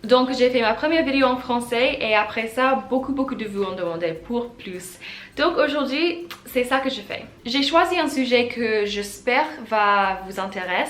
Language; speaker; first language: French; non-native, learner; English